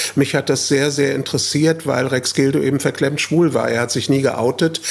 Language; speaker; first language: German; native; German